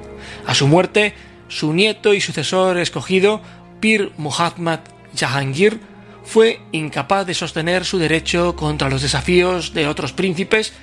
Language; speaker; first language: Spanish; native; Spanish